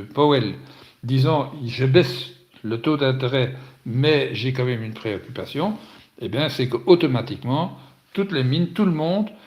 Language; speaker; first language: French; native; French